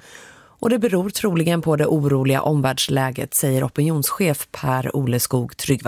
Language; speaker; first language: Swedish; native; Swedish